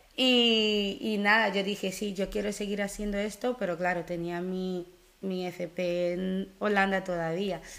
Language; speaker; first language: Spanish; early bilingual, other home language; Dutch